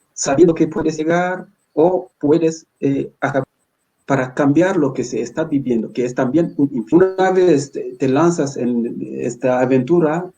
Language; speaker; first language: Spanish; non-native, fluent; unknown